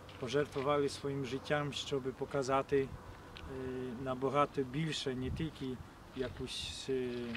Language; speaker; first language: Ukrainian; non-native, fluent; Polish